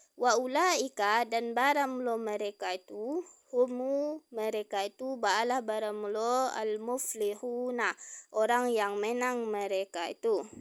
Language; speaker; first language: Malay; non-native, local second language; Minangkabau